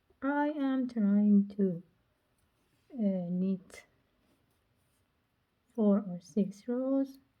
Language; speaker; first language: English; non-native, learner; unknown